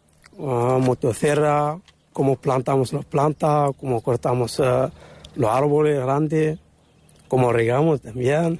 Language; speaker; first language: Spanish; non-native, learner; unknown